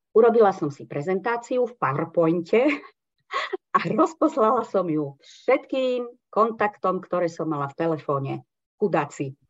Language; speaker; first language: Slovak; non-native, local second language; Hungarian